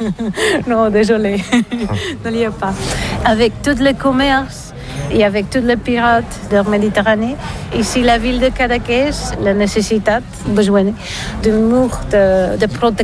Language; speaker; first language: French; non-native, learner; Catalan